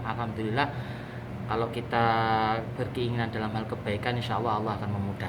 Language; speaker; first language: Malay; non-native, local second language; Javanese